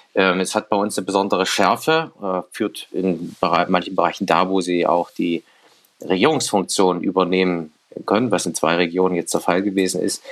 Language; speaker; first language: German; native; German